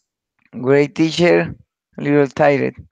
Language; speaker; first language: English; non-native, learner; Spanish